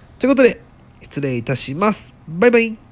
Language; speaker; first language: Japanese; native; Japanese